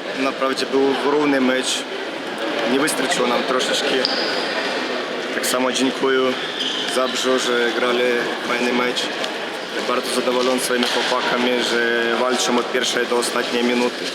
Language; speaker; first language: Polish; non-native, fluent; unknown